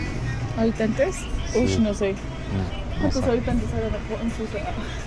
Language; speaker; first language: Spanish; native; Spanish